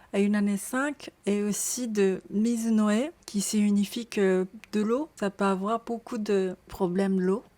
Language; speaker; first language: French; non-native, learner; Japanese